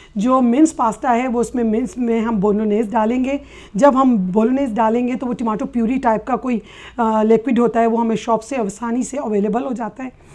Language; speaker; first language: Urdu; native; Urdu